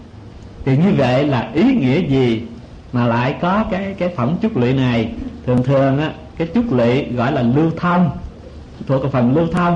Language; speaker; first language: Vietnamese; native; Vietnamese